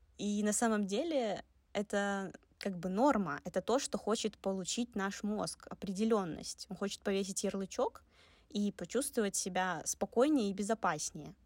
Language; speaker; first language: Russian; native; Russian